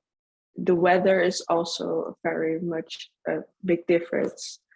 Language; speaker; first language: English; non-native, fluent; Dutch